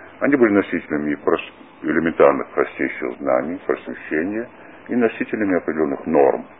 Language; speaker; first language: Russian; non-native, local second language; Georgian